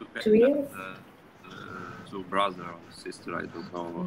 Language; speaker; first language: English; non-native, learner; Ukrainian